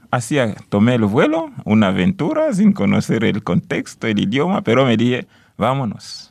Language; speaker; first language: Spanish; non-native, fluent; Swahili